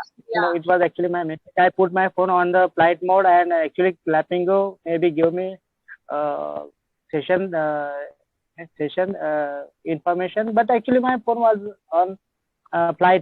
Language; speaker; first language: English; non-native, learner; Marathi